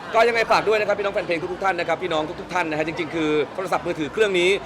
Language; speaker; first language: Thai; native; Thai